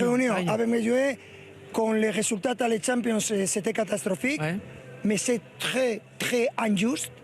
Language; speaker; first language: French; non-native, learner; Spanish